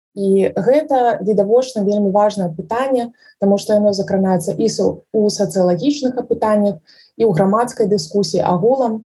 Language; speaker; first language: Belarusian; non-native, local second language; Russian